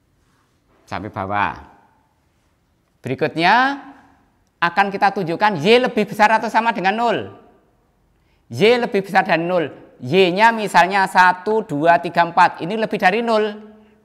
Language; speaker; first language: Indonesian; native; Indonesian